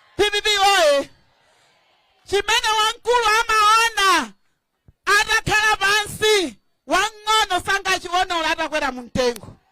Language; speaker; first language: Nyanja; native; Nyanja